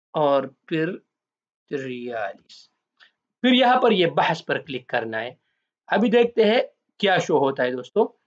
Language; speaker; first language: Urdu; non-native, local second language; Pashto